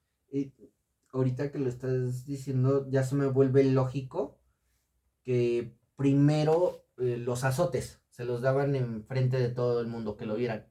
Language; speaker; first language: Spanish; native; Spanish